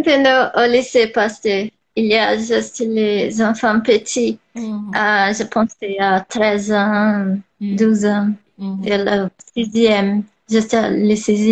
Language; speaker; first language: French; non-native, learner; Portuguese